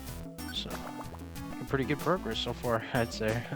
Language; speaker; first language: English; native; English